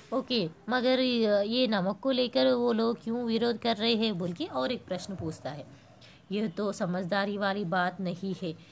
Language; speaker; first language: Hindi; non-native, local second language; Telugu